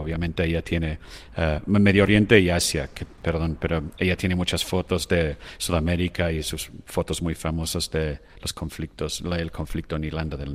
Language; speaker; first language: Spanish; non-native, fluent; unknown